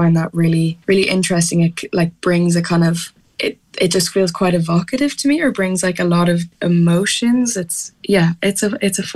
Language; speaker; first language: English; native; English